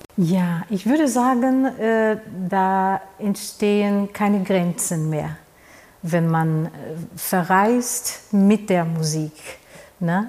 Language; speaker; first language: German; non-native, fluent; Portuguese